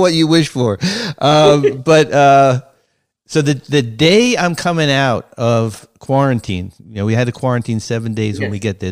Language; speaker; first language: English; native; English